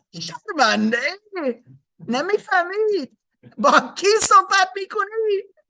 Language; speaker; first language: Persian; non-native, learner; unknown